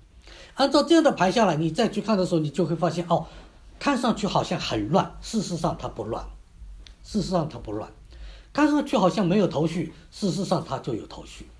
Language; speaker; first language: Chinese; native; Chinese